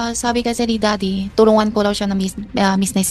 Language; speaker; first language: Filipino; non-native, learner; Chinese